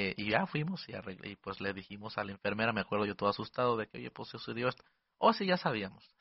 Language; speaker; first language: Spanish; early bilingual, heritage; Spanish